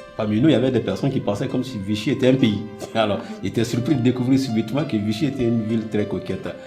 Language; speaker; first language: French; non-native, local second language; Fula